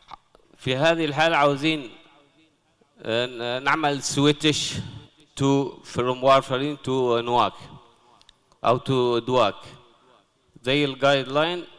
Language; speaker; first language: Arabic; native; Arabic